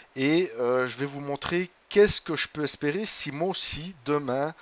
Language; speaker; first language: French; native; French